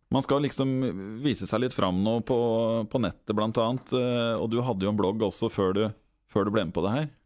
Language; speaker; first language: Norwegian; native; Norwegian